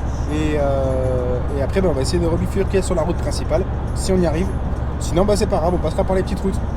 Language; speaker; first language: French; native; French